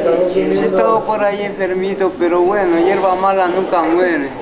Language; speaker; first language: Spanish; native; Spanish